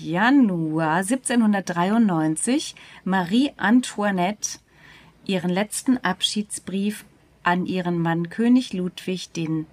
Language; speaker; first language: German; native; German